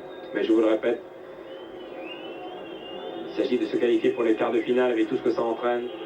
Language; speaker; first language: French; native; French